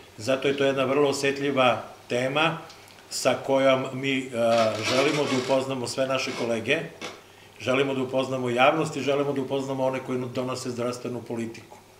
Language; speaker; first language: Serbian; native; Serbian